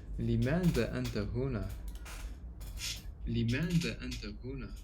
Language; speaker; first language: Arabic; non-native, learner; English